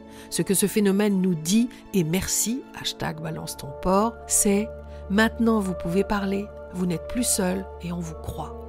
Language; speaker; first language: French; native; French